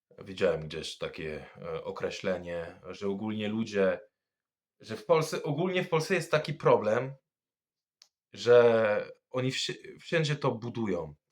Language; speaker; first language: Polish; non-native, fluent; French